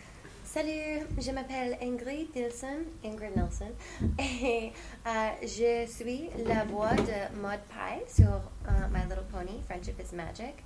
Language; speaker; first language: French; non-native, fluent; English